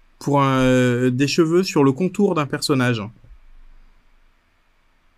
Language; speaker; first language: French; native; French